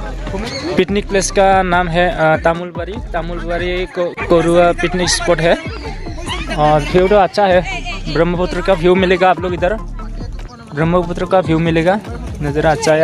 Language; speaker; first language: Hindi; non-native, local second language; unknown